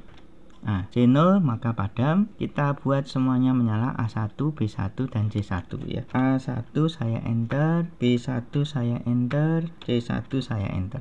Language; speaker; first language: Indonesian; native; Indonesian